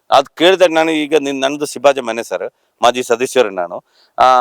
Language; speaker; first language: Kannada; native; Kannada